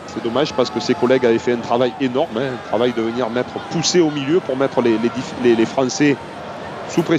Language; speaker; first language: French; native; French